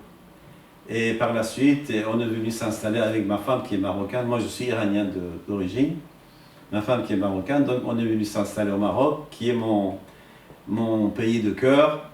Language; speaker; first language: French; non-native, fluent; Persian